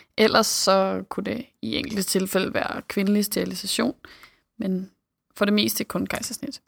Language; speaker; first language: Danish; native; Danish